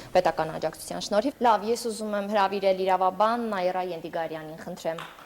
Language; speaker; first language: Armenian; native; Armenian